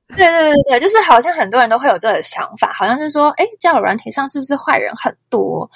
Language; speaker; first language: Chinese; native; Chinese